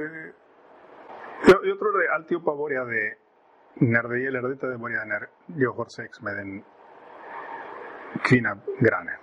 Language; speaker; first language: Swedish; non-native, fluent; Spanish